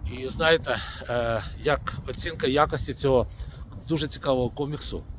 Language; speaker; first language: Ukrainian; non-native, local second language; Russian